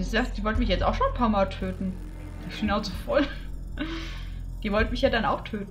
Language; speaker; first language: German; native; German